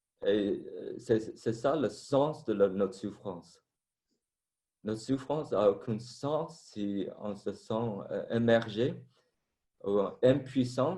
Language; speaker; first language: French; non-native, fluent; Vietnamese